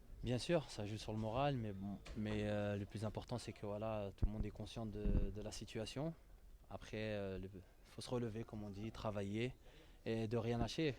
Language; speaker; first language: French; native; French